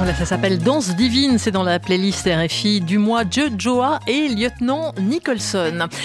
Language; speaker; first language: French; native; French